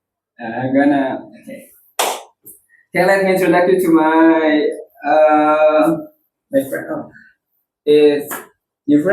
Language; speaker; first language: English; non-native, learner; Indonesian